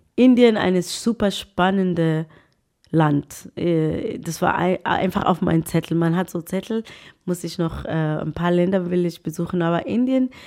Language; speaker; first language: German; non-native, fluent; Tswana